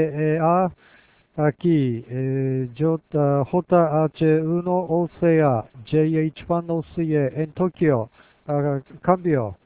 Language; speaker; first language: Spanish; non-native, learner; Japanese